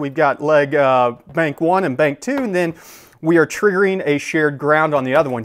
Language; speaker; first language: English; native; English